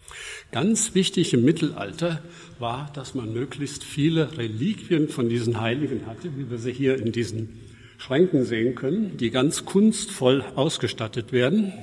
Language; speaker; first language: German; native; German